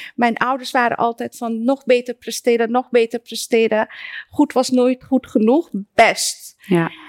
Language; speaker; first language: Dutch; early bilingual, other home language; Persian